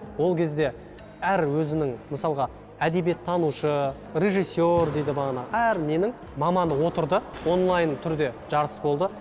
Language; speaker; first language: Kazakh; non-native, local second language; Russian